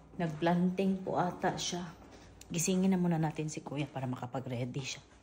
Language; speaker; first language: Filipino; native; Filipino